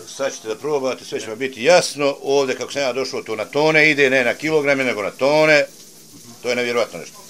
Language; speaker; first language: Serbian; native; Serbian